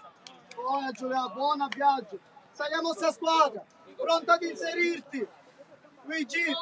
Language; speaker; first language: Italian; native; Italian